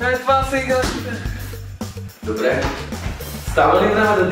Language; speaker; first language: Bulgarian; native; Bulgarian